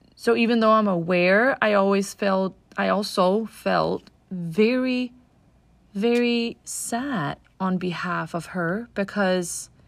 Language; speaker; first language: English; non-native, fluent; Danish